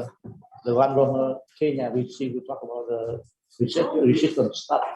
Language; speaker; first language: English; non-native, fluent; Vietnamese